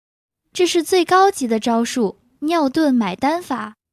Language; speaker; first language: Chinese; native; Chinese